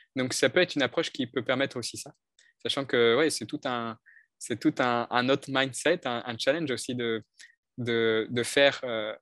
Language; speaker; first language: French; native; French